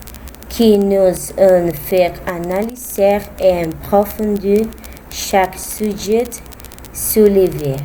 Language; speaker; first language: French; non-native, learner; Spanish